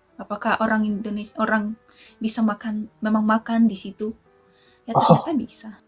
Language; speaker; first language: Indonesian; non-native, fluent; Russian